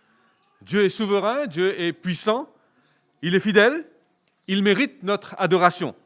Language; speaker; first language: French; native; French